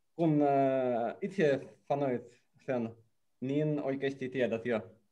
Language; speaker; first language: Finnish; non-native, fluent; Turkish